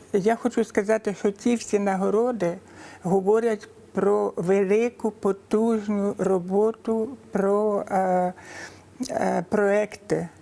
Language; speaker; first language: Ukrainian; native; Ukrainian